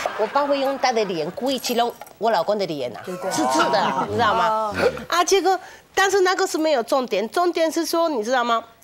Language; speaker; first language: Chinese; non-native, fluent; Spanish